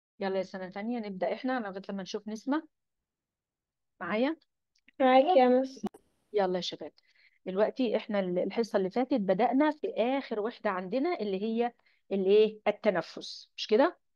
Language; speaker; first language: Arabic; native; Arabic